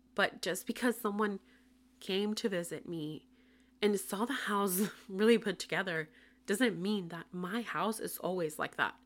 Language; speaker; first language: English; non-native, fluent; Spanish